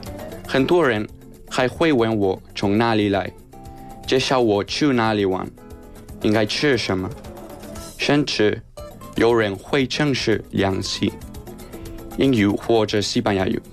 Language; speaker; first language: Chinese; non-native, fluent; Spanish